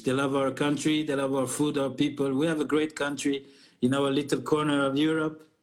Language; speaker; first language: English; non-native, fluent; Portuguese